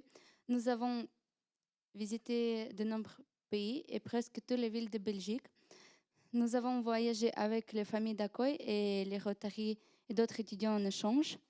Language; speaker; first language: French; non-native, learner; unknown